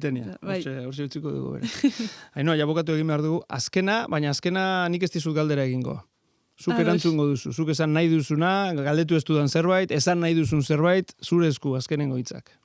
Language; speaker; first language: Basque; native; Basque